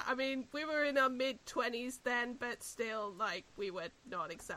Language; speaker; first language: English; native; English